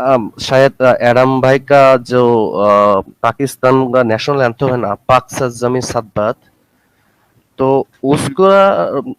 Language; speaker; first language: Hindi; non-native, fluent; Bangla